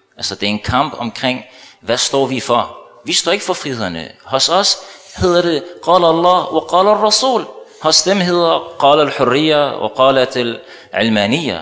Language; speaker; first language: Danish; early bilingual, other home language; Arabic